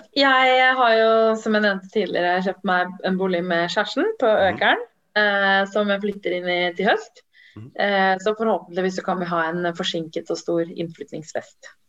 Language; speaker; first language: Norwegian; early bilingual, other home language; Tamil